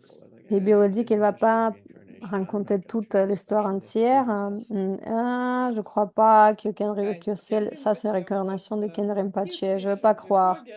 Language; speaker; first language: French; non-native, fluent; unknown